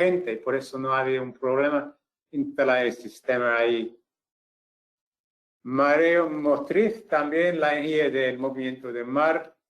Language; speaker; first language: Spanish; non-native, fluent; English